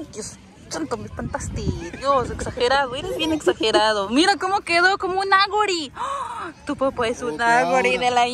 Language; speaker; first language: Spanish; native; Spanish